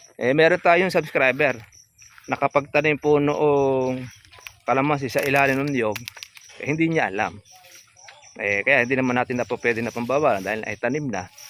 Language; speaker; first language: Filipino; native; Filipino